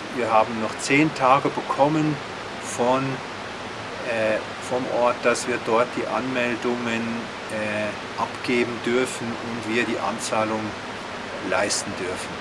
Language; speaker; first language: German; native; German